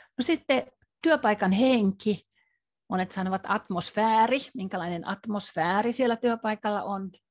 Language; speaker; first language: Finnish; native; Finnish